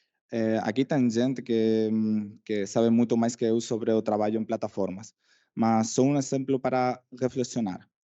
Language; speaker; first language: Portuguese; non-native, fluent; Spanish